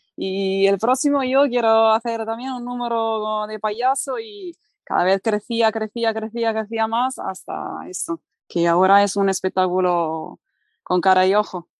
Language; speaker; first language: Spanish; non-native, fluent; Italian